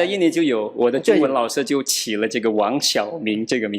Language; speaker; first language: Chinese; non-native, fluent; Madurese